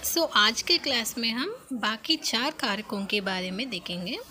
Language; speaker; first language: Hindi; non-native, local second language; Telugu